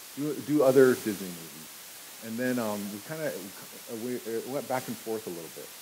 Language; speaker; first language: English; native; English